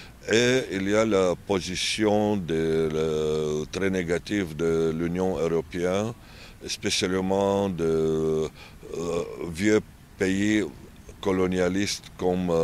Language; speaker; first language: French; non-native, learner; Arabic